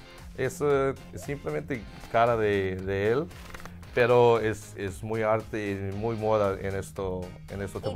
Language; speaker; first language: Spanish; non-native, learner; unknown